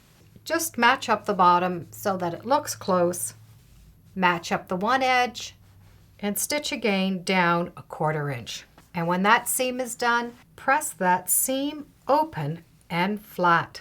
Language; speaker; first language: English; native; English